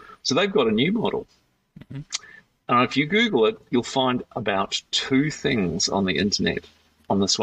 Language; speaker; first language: English; native; English